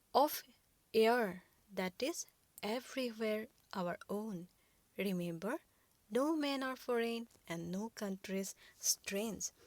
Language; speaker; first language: English; non-native, local second language; Assamese